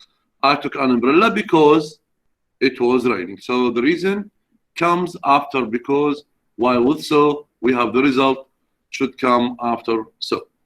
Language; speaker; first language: English; non-native, fluent; Arabic